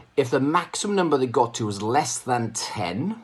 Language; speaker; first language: English; non-native, local second language; Welsh